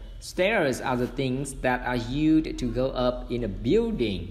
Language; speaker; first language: English; non-native, fluent; Vietnamese